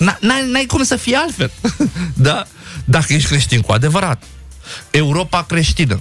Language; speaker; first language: Romanian; non-native, local second language; Romany